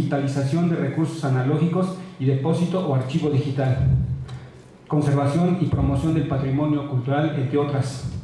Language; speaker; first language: Spanish; native; Spanish